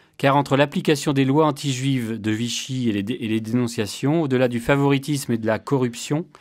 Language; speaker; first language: French; native; French